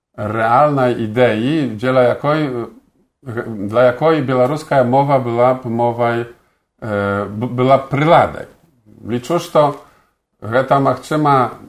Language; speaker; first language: Polish; non-native, local second language; Belarusian